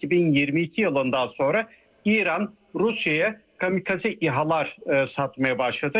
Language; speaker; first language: Turkish; native; Turkish